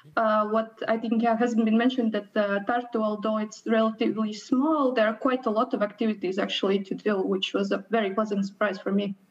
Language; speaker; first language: English; non-native, fluent; Latvian